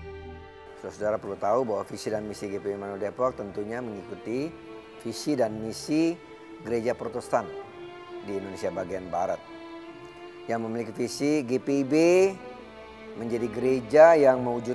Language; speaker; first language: Indonesian; native; Indonesian